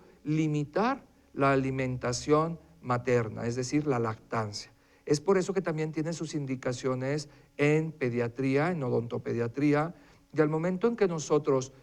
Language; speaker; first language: Spanish; native; Spanish